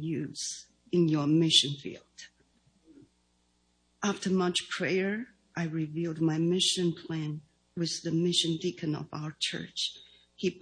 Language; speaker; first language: English; non-native, fluent; Chinese